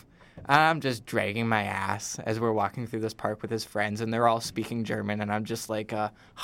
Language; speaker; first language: English; native; English